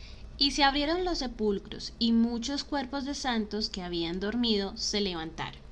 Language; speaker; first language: Spanish; native; Spanish